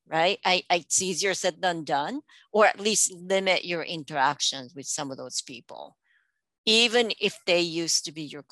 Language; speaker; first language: English; non-native, fluent; Japanese